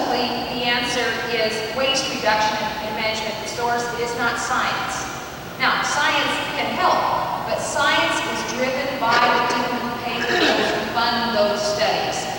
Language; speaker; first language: English; native; English